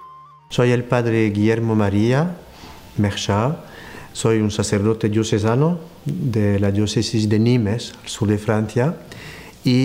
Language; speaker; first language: Spanish; non-native, fluent; French